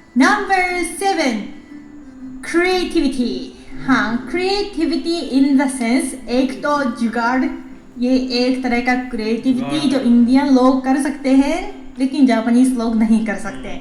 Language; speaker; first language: Hindi; non-native, fluent; Japanese